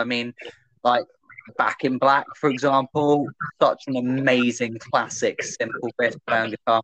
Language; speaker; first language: English; native; English